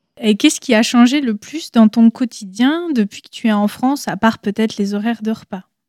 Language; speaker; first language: French; native; French